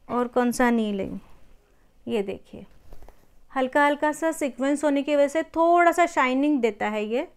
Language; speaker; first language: Hindi; non-native, local second language; Marathi